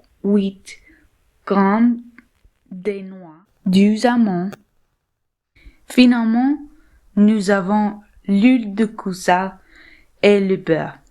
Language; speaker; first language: French; non-native, learner; English